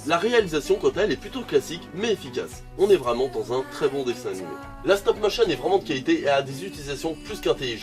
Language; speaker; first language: French; native; French